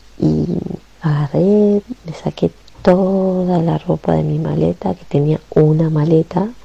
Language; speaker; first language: Spanish; native; Spanish